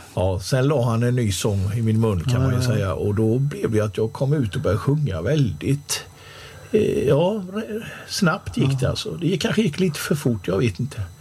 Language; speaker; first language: Swedish; native; Swedish